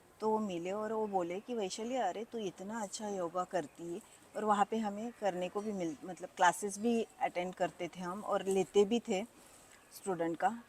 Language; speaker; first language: Hindi; non-native, local second language; Marathi